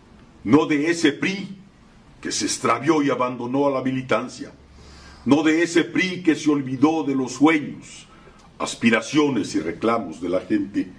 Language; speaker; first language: Spanish; native; Spanish